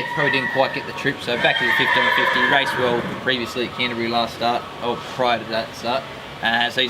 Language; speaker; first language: English; native; English